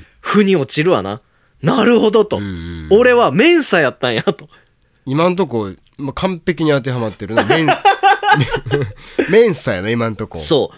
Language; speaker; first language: Japanese; native; Japanese